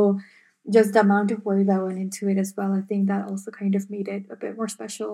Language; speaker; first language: English; non-native, local second language; Urdu